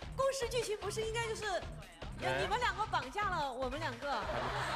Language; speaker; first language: Chinese; native; Chinese